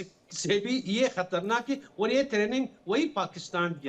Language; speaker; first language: Hindi; non-native, fluent; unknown